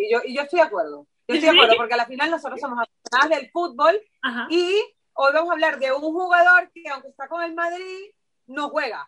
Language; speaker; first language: Spanish; native; Spanish